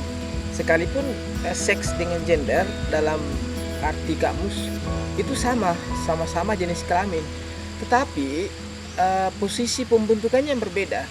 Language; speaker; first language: Indonesian; native; Indonesian